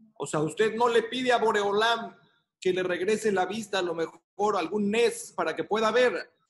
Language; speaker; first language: Spanish; native; Spanish